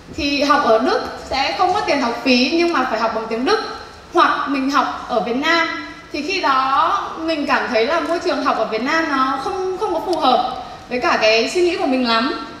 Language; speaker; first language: Vietnamese; native; Vietnamese